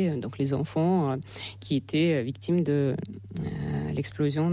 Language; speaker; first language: French; non-native, fluent; Russian